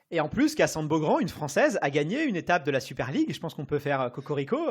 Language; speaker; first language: French; native; French